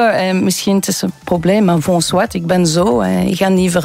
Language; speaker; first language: Dutch; non-native, local second language; French